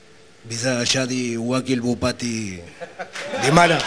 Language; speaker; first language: Indonesian; non-native, learner; Spanish